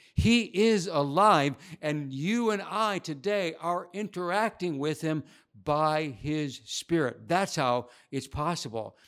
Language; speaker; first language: English; native; English